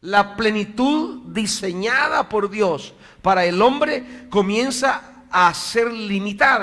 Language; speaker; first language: Spanish; native; Spanish